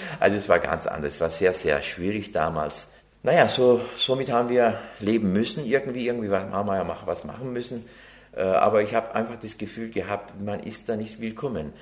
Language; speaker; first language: German; early bilingual, other home language; Turkish